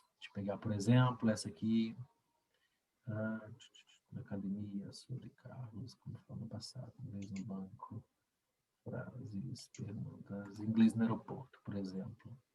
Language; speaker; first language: Portuguese; native; Portuguese